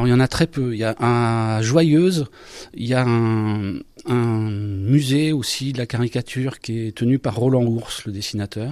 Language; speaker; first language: French; native; French